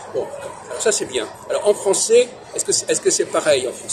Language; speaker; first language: French; native; French